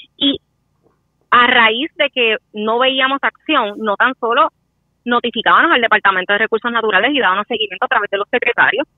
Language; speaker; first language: Spanish; native; Spanish